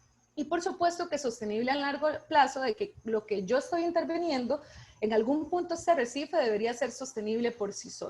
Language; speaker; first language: Spanish; native; Spanish